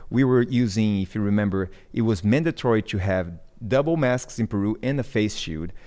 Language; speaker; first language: English; non-native, fluent; Portuguese